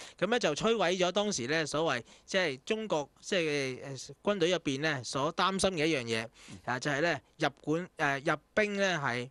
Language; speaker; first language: Cantonese; native; Cantonese